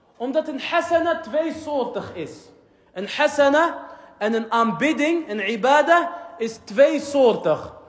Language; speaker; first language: Dutch; early bilingual, other home language; Arabic